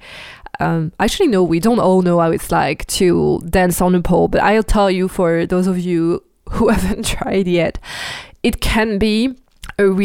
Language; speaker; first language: English; non-native, fluent; French